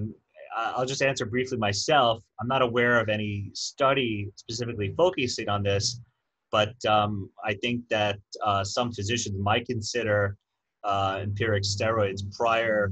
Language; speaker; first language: English; native; English